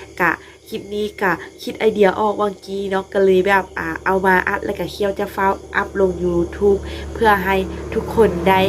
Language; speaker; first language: Thai; non-native, local second language; Northeastern Thai